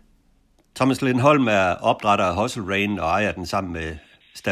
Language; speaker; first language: Danish; native; Danish